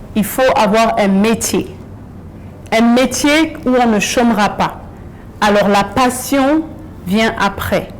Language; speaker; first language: French; early bilingual, other home language; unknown